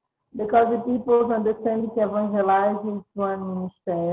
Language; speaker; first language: English; non-native, learner; Portuguese